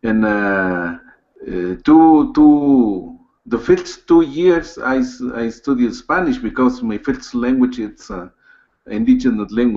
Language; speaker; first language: English; non-native, learner; Spanish